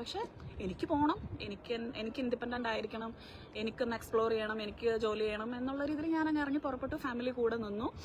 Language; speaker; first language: Malayalam; native; Malayalam